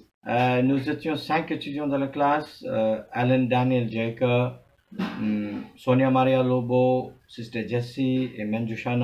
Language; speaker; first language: French; non-native, fluent; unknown